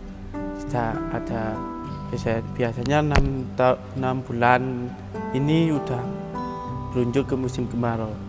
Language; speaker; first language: Indonesian; non-native, local second language; Javanese